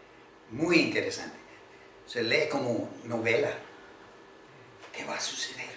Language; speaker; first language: Spanish; non-native, fluent; English